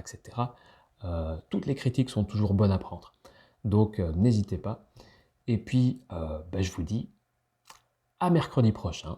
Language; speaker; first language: French; native; French